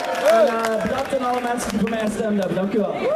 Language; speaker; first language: Dutch; non-native, learner; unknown